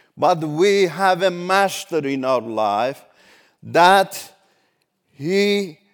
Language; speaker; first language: English; non-native, fluent; Turkish